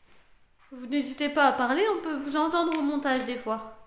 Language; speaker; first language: French; native; French